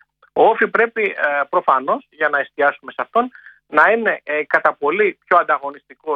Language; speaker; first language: Greek; native; Greek